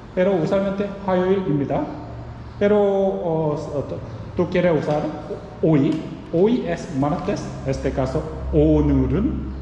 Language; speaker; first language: Spanish; non-native, learner; Korean